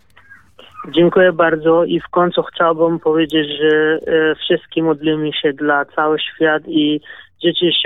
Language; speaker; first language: Polish; non-native, learner; Kurdish